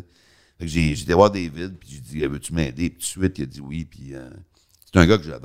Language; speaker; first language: French; native; French